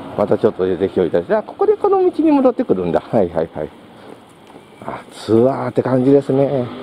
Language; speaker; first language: Japanese; native; Japanese